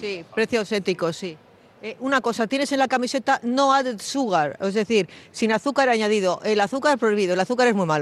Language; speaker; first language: Spanish; native; Spanish